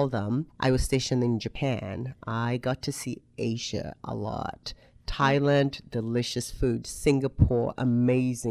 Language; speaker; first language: English; non-native, local second language; Yoruba